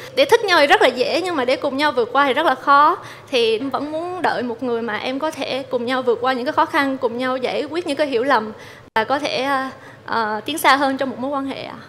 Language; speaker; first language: Vietnamese; native; Vietnamese